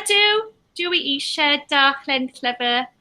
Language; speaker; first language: Welsh; non-native, learner; English